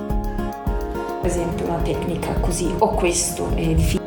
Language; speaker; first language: Italian; non-native, fluent; German